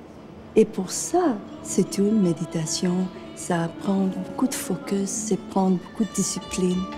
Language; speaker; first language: French; non-native, fluent; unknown